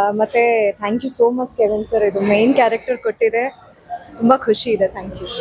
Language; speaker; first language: Kannada; non-native, learner; Malayalam